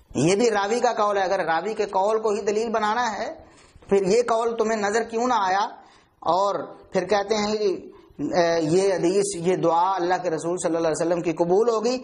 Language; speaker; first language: Urdu; non-native, local second language; Punjabi